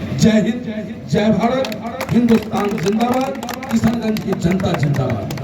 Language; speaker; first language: Hindi; native; Hindi